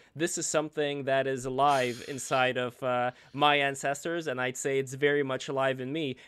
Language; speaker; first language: English; early bilingual, other home language; Russian